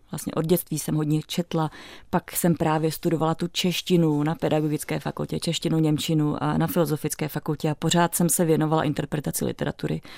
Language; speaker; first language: Czech; native; Czech